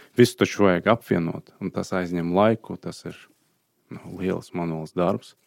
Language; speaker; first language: Latvian; non-native, fluent; Azerbaijani